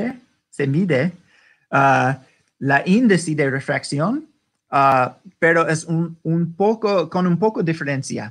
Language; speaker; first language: Spanish; non-native, learner; English